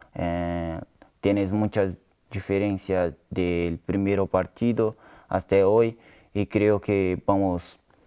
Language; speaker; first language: Spanish; non-native, learner; Portuguese